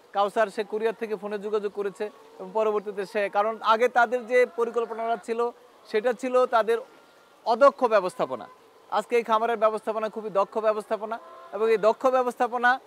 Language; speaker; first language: Bangla; native; Bangla